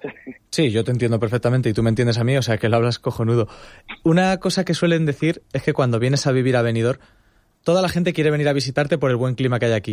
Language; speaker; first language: Spanish; native; Spanish